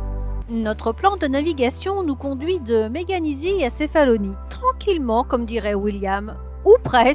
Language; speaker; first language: French; native; French